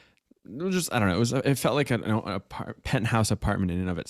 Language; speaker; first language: English; native; English